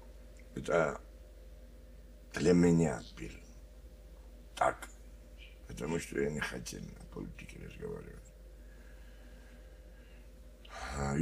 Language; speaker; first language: Russian; non-native, learner; Georgian